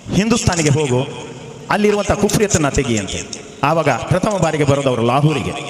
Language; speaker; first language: Kannada; non-native, local second language; Malayalam